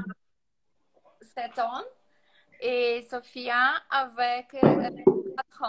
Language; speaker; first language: French; non-native, learner; Portuguese